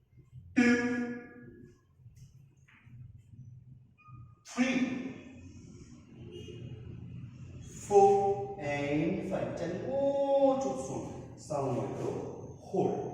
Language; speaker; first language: Vietnamese; non-native, learner; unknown